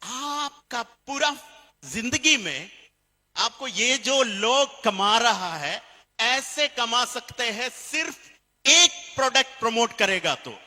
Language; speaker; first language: Hindi; non-native, fluent; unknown